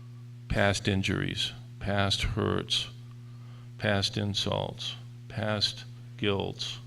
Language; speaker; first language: English; native; English